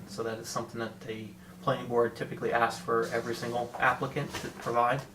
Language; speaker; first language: English; native; English